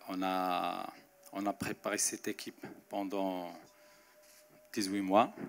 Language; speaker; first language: French; non-native, local second language; Arabic